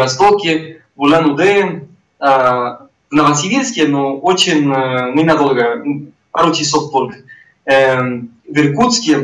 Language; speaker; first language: Russian; non-native, fluent; Spanish